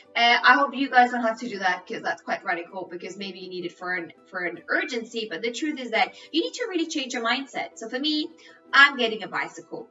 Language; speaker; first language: English; non-native, fluent; Spanish